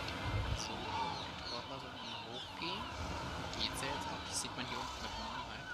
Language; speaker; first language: German; native; German